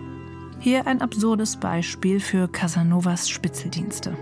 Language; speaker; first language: German; native; German